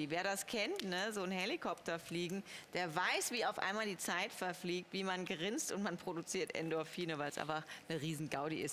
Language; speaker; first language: German; native; German